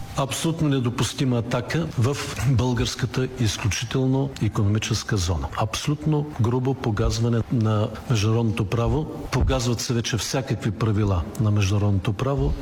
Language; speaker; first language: Bulgarian; native; Bulgarian